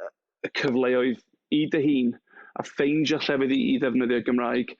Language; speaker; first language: Welsh; non-native, local second language; English